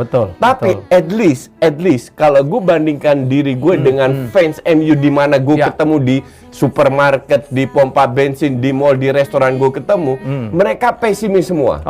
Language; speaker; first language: Indonesian; native; Indonesian